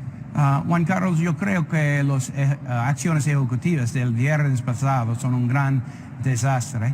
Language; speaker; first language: Spanish; non-native, fluent; English